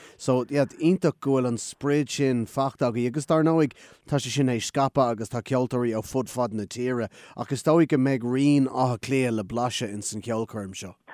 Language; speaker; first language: Irish; non-native, local second language; English